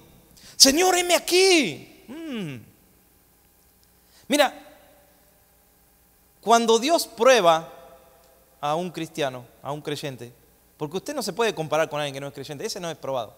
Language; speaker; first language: Spanish; native; Spanish